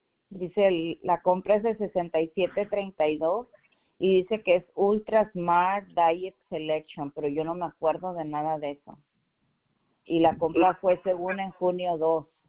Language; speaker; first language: Spanish; native; Spanish